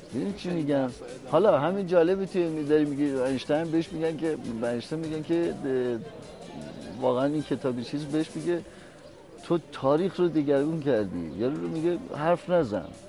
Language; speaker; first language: Persian; native; Persian